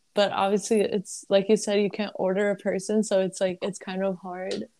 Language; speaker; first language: English; early bilingual, other home language; Arabic